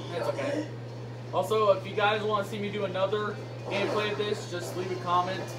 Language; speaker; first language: English; native; English